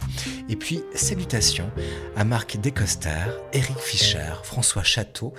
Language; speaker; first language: French; native; French